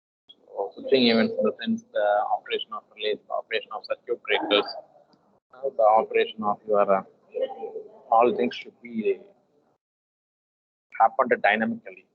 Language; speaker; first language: English; non-native, local second language; Tamil